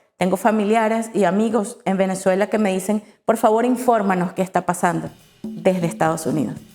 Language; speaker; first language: Spanish; native; Spanish